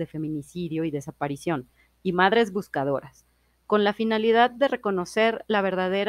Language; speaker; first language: Spanish; native; Spanish